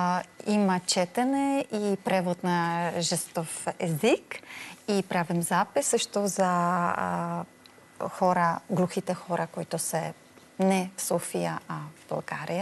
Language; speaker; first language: Bulgarian; non-native, learner; Czech